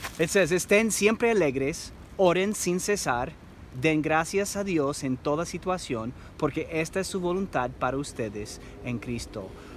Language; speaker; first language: Spanish; non-native, fluent; English